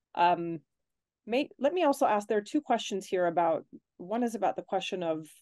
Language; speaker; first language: English; native; English